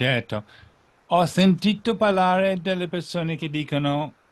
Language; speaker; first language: Italian; non-native, fluent; English